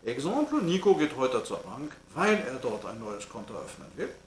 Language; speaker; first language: German; non-native, fluent; French